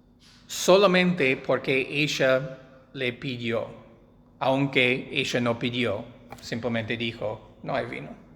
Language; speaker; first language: Spanish; non-native, fluent; English